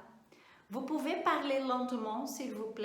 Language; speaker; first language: French; non-native, fluent; Portuguese